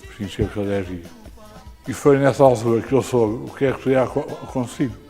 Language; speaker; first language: Portuguese; native; Portuguese